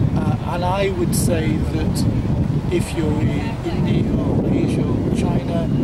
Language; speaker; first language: English; native; English